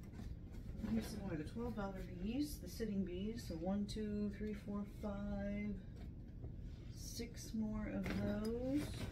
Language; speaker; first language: English; native; English